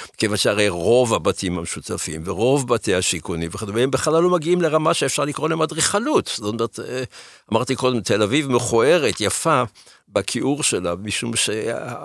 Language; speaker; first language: Hebrew; early bilingual, other home language; German